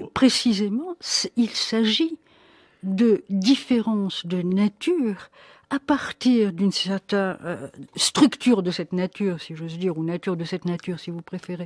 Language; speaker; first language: French; native; French